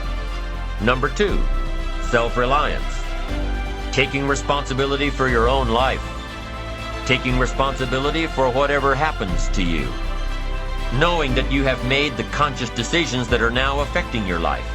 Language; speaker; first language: English; native; English